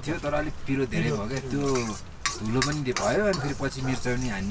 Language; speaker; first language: Nepali; native; Nepali